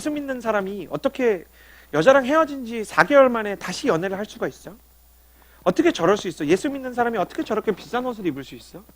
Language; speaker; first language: Korean; native; Korean